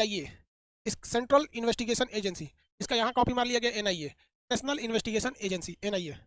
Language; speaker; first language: Hindi; native; Hindi